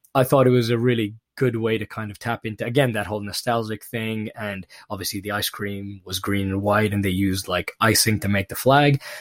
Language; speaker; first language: English; non-native, local second language; Urdu